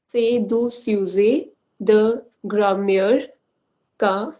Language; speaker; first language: French; non-native, learner; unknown